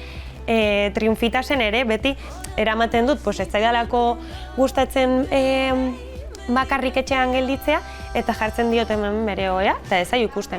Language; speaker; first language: Basque; non-native, local second language; Spanish